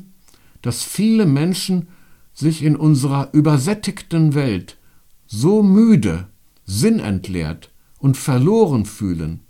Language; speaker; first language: German; native; German